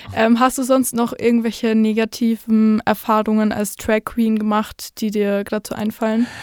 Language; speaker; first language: German; native; German